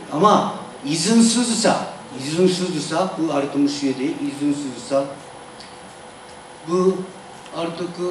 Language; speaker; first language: Turkish; non-native, learner; Japanese